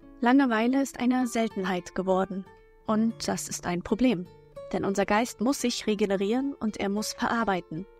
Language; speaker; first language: German; native; German